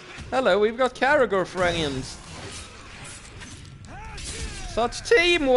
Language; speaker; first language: English; native; English